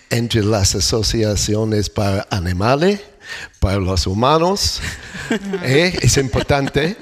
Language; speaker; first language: Spanish; non-native, learner; English